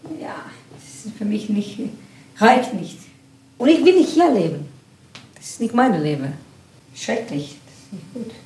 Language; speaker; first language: Dutch; non-native, learner; Kurdish